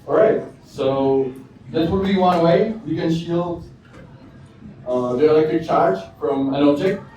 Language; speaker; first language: English; non-native, fluent; Czech